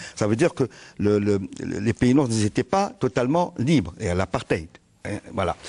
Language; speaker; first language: French; non-native, local second language; Arabic